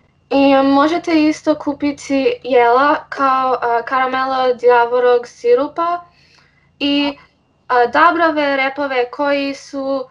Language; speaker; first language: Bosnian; early bilingual, heritage; English